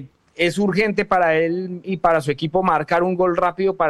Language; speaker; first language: Spanish; native; Spanish